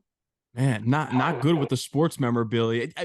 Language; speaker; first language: English; native; English